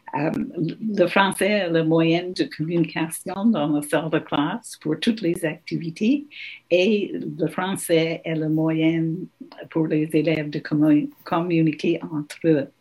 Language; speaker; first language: French; non-native, local second language; English